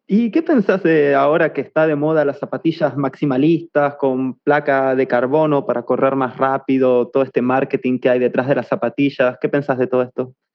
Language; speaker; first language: Spanish; native; Spanish